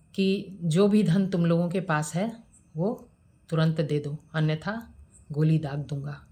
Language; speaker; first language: Hindi; native; Hindi